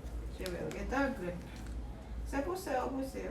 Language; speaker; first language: French; non-native, local second language; Haitian Creole